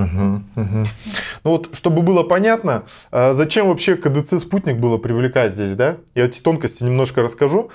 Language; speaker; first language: Russian; native; Russian